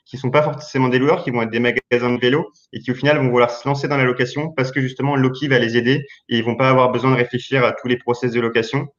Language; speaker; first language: French; native; French